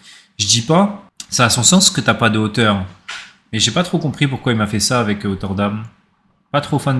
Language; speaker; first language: French; native; French